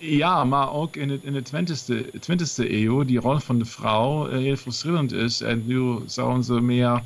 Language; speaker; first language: Dutch; non-native, learner; German